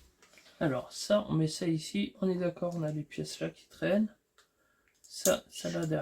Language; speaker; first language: French; native; French